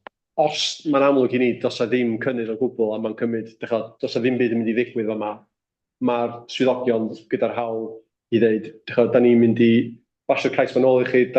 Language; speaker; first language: Welsh; native; Welsh